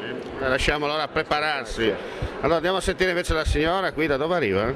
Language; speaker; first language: Italian; native; Italian